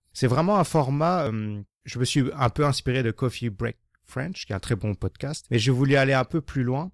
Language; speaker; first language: French; native; French